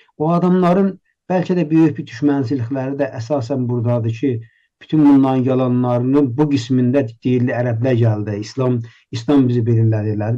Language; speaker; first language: Azerbaijani; native; Azerbaijani